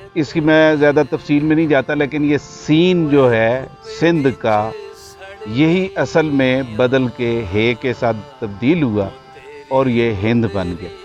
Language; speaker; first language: Urdu; non-native, local second language; Northern Hindko